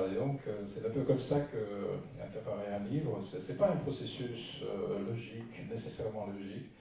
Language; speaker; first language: French; non-native, fluent; Russian